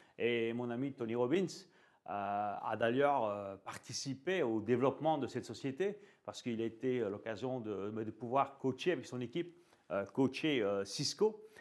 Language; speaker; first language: French; native; French